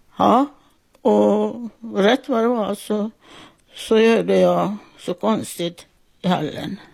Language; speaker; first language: Swedish; non-native, fluent; Italian